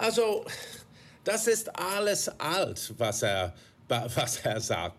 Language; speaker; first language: German; non-native, fluent; English